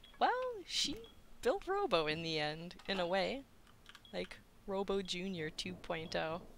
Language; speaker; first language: English; native; English